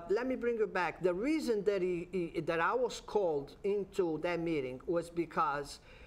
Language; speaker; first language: English; non-native, fluent; Portuguese